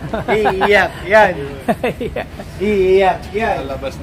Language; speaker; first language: Filipino; non-native, learner; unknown